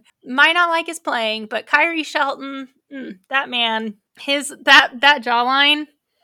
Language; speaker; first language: English; native; English